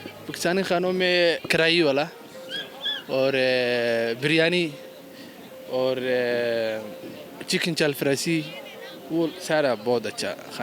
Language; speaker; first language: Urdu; non-native, learner; Somali